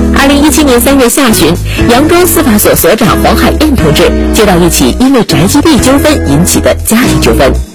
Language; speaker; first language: Chinese; native; Chinese